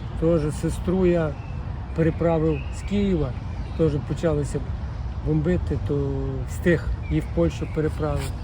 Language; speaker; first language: Ukrainian; native; Ukrainian